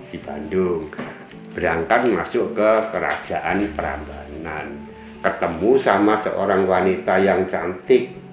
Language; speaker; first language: Indonesian; non-native, local second language; Javanese